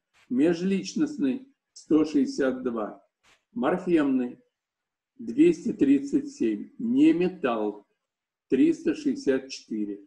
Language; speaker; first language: Russian; native; Russian